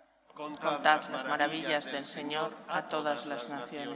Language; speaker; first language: Spanish; native; Spanish